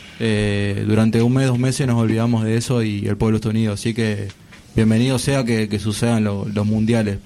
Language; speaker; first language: Spanish; native; Spanish